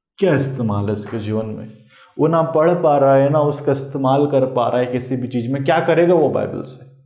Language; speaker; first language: Hindi; native; Hindi